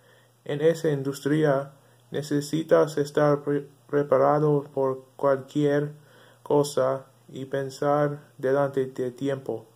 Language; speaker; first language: Spanish; non-native, learner; English